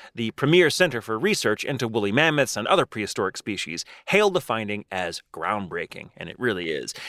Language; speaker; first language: English; native; English